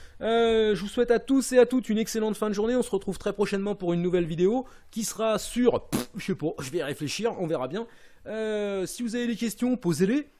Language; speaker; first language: French; native; French